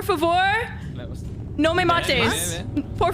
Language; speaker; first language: Spanish; non-native, learner; English